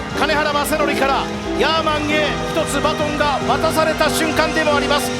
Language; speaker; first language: Japanese; native; Japanese